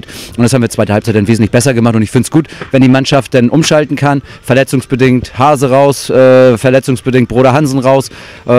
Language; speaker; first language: German; native; German